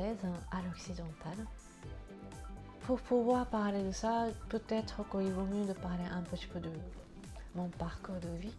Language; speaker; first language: French; non-native, fluent; Japanese